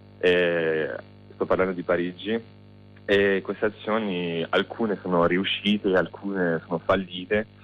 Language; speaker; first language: Italian; non-native, fluent; French